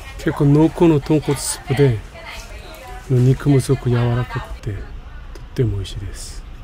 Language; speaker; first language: Japanese; non-native, fluent; Korean